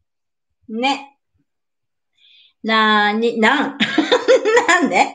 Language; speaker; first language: Japanese; native; Japanese